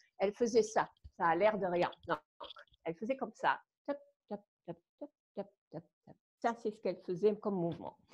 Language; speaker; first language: French; non-native, fluent; German